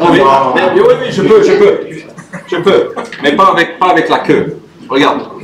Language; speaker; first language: French; non-native, fluent; Swedish